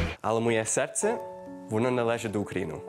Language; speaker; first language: Ukrainian; early bilingual, heritage; Ukrainian